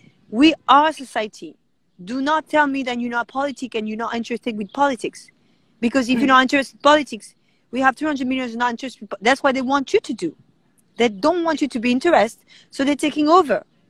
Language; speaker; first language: English; non-native, fluent; French